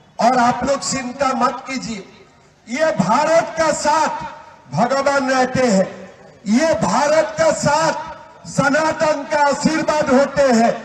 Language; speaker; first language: Hindi; non-native, local second language; Assamese